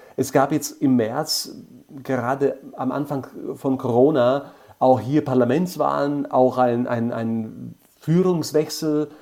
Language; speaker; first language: German; non-native, fluent; Slovak